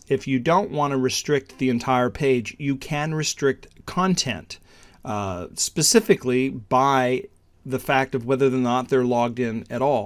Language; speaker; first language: English; native; English